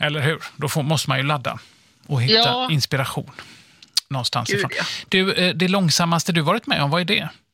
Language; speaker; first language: Swedish; native; Swedish